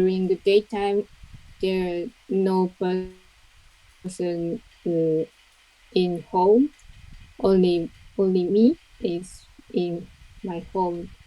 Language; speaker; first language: English; non-native, learner; Japanese